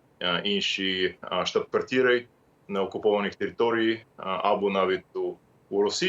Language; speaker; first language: Ukrainian; non-native, fluent; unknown